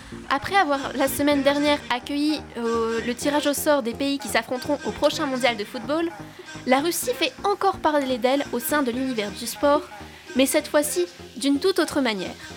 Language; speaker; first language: French; native; French